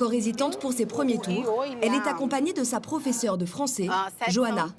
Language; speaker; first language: French; native; French